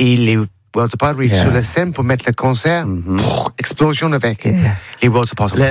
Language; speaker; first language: French; non-native, learner; English